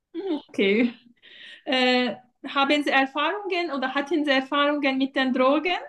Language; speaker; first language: German; non-native, fluent; Turkish